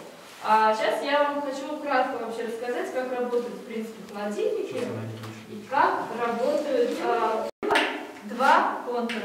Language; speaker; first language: Russian; native; Russian